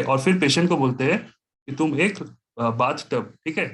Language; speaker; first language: Hindi; non-native, local second language; Bangla